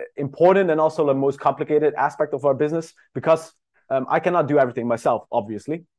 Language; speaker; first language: English; non-native, fluent; Dutch